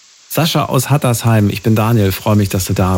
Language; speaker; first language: German; native; German